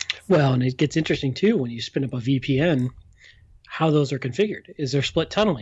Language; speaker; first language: English; native; English